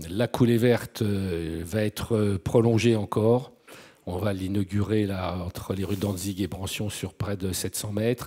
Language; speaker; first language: French; native; French